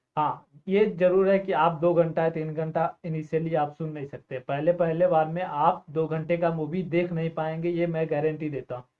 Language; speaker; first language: Hindi; native; Hindi